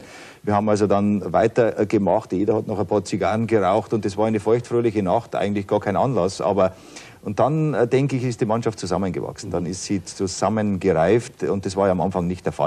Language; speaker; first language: German; native; German